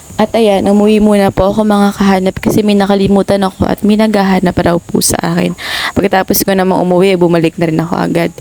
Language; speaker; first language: Filipino; non-native, local second language; Bikol